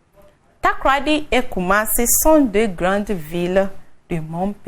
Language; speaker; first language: French; non-native, fluent; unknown